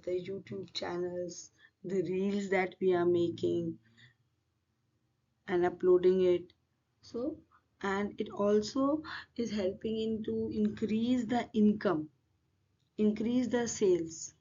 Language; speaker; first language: English; non-native, local second language; Hindi